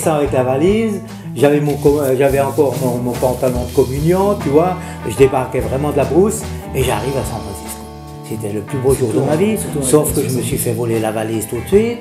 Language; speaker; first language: French; native; French